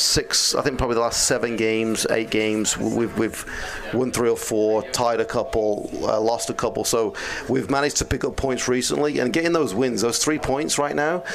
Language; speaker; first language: English; native; English